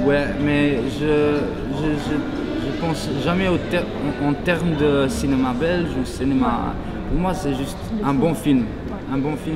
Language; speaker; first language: French; non-native, local second language; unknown